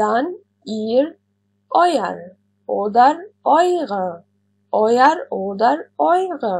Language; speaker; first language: German; non-native, fluent; Arabic